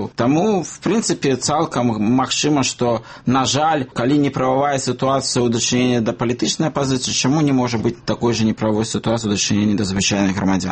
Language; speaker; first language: Belarusian; native; Belarusian